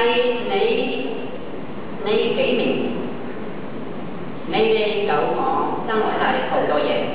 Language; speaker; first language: Cantonese; non-native, learner; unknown